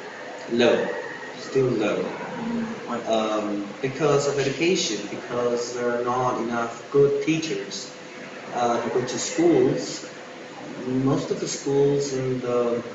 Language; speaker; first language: English; non-native, fluent; Spanish